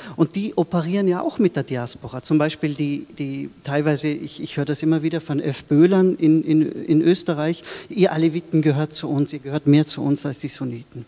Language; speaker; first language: German; early bilingual, other home language; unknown